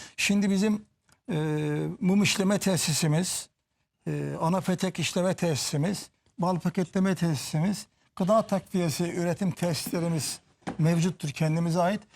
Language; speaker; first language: Turkish; native; Turkish